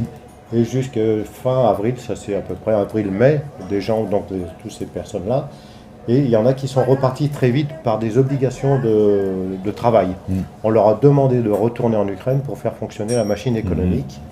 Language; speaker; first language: French; native; French